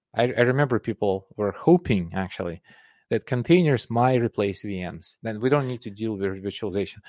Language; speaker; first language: English; non-native, fluent; Russian